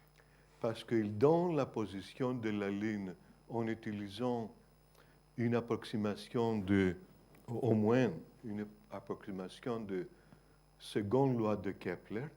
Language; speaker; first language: French; non-native, fluent; Greek